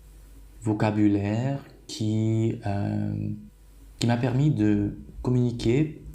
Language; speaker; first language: French; non-native, fluent; Polish